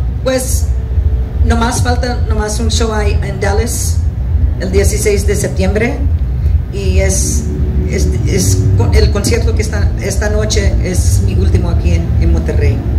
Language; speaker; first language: Spanish; early bilingual, heritage; English